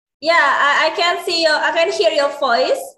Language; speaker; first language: English; non-native, learner; Indonesian